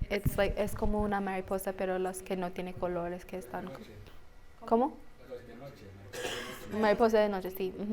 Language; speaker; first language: Spanish; non-native, fluent; English